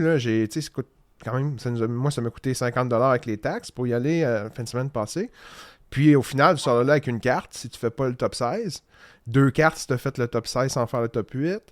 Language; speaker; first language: French; native; French